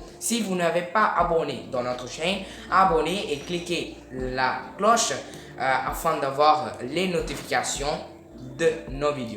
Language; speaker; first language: French; non-native, learner; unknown